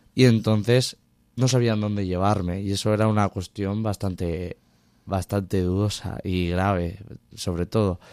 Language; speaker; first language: Spanish; native; Spanish